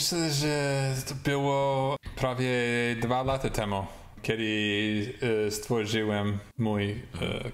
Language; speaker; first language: Polish; non-native, learner; English